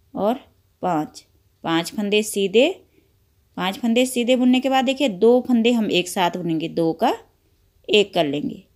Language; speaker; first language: Hindi; native; Hindi